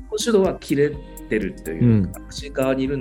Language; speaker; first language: Japanese; native; Japanese